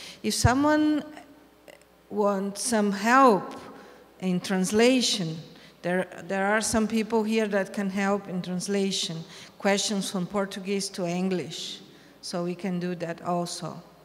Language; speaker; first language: English; non-native, fluent; Portuguese